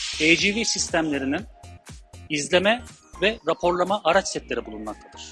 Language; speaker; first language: Turkish; native; Turkish